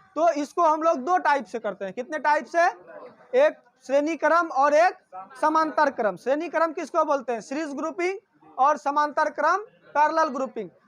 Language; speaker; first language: Hindi; native; Hindi